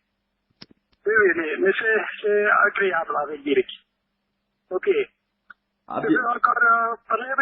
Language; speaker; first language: French; non-native, local second language; Dutch